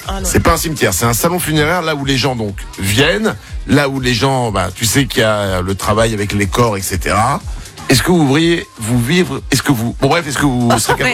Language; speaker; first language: French; native; French